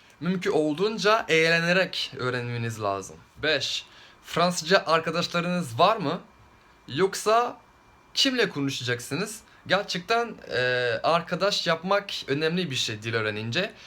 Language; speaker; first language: Turkish; non-native, fluent; French